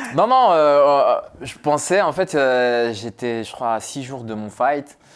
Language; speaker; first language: French; native; French